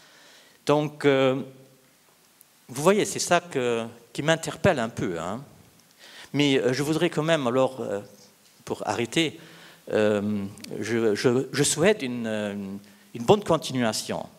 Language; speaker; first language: French; non-native, local second language; Luxembourgish